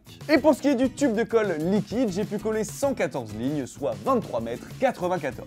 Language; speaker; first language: French; native; French